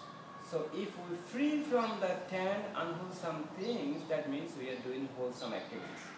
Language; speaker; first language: English; non-native, fluent; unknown